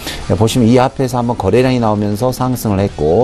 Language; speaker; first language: Korean; native; Korean